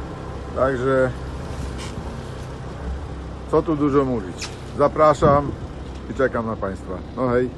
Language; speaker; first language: Polish; native; Polish